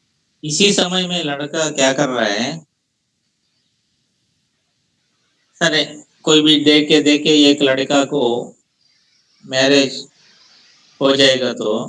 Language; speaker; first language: Hindi; non-native, local second language; Telugu